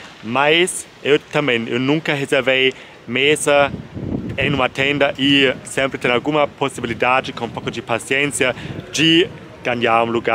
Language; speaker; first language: Portuguese; non-native, fluent; German